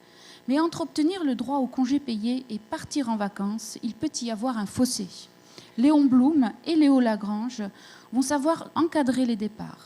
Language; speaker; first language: French; native; French